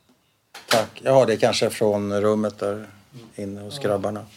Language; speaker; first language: Swedish; early bilingual, other home language; Arabic